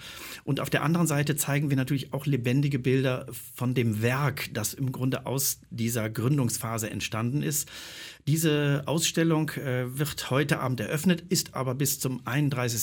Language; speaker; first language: German; native; German